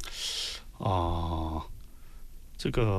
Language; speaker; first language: Chinese; non-native, learner; Korean